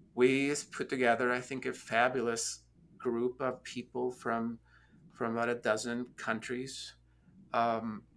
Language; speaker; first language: English; non-native, fluent; Norwegian